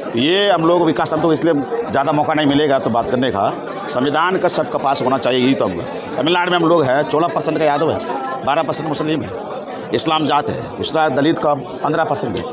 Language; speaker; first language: Hindi; non-native, local second language; Tamil